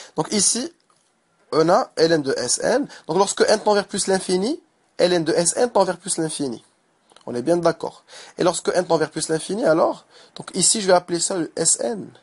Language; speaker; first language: French; non-native, local second language; Arabic